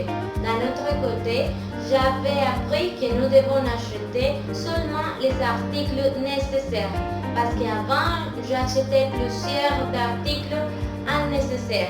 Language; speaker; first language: French; non-native, fluent; Spanish